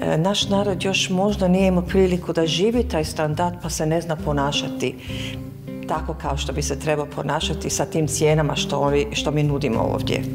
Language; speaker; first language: Croatian; early bilingual, heritage; Croatian